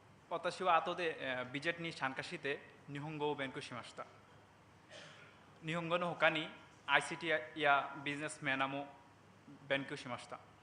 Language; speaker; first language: Japanese; non-native, learner; Bangla